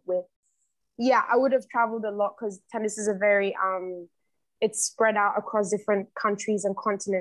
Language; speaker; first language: English; native; English